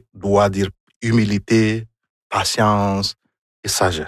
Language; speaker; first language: French; non-native, fluent; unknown